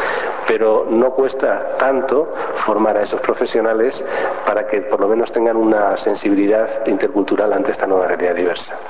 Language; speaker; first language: Spanish; native; Spanish